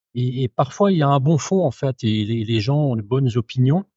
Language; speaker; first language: French; native; French